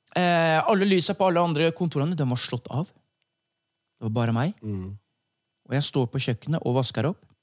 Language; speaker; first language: Norwegian; native; Norwegian